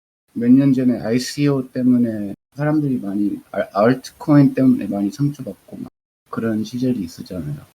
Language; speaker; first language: Korean; early bilingual, heritage; Korean